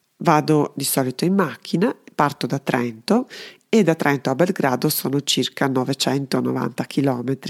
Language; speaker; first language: Italian; non-native, fluent; Serbian